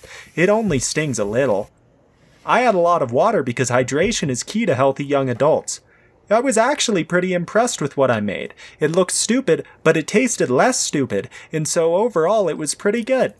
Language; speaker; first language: English; native; English